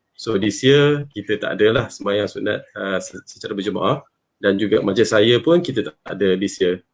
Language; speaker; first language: Malay; native; Malay